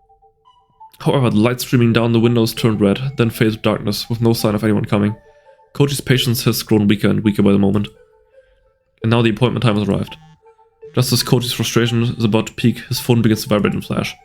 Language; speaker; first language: English; native; English